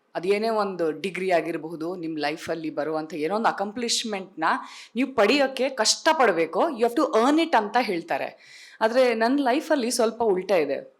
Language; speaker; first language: Kannada; non-native, local second language; Tulu